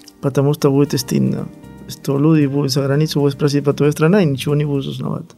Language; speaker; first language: Russian; non-native, learner; Spanish